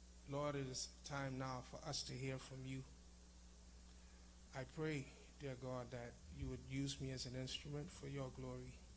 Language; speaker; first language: English; non-native, fluent; Haitian Creole